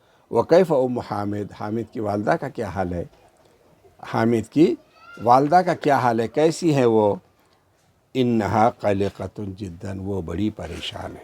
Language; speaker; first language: Urdu; native; Urdu